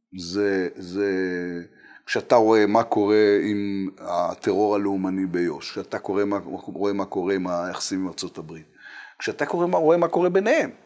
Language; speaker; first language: Hebrew; native; Hebrew